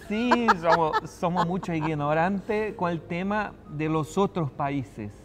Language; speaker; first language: Spanish; non-native, fluent; Portuguese